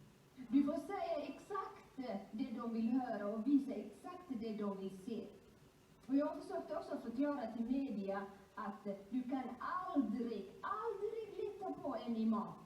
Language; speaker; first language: Swedish; non-native, fluent; Somali